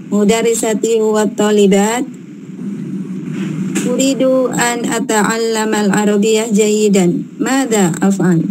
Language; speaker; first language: Arabic; non-native, learner; Indonesian